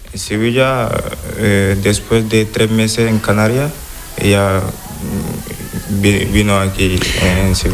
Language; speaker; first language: Spanish; non-native, learner; Wolof